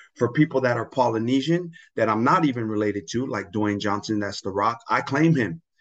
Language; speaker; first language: English; non-native, fluent; Tongan